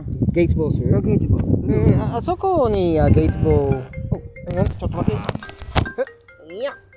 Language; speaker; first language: Japanese; non-native, learner; English